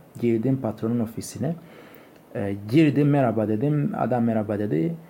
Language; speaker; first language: Turkish; non-native, fluent; Kinyarwanda